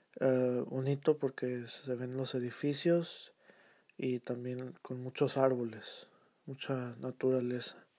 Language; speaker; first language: Spanish; early bilingual, heritage; Spanish